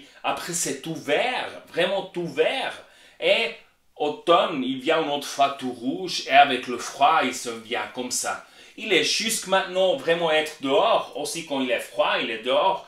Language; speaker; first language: French; non-native, learner; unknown